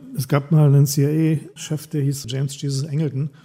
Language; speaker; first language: German; native; German